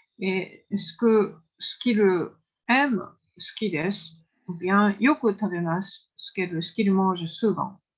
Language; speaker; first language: French; non-native, fluent; Japanese